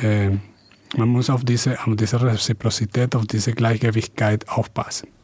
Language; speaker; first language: German; non-native, fluent; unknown